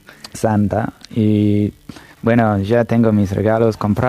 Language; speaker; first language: Spanish; non-native, fluent; English